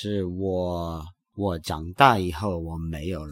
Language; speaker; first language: Chinese; non-native, learner; English